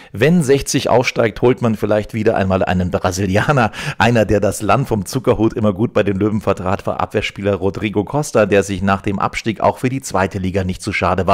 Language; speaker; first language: German; native; German